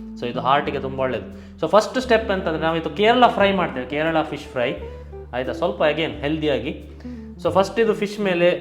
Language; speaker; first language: Kannada; native; Kannada